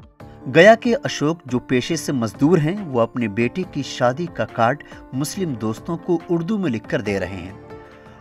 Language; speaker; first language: Hindi; native; Hindi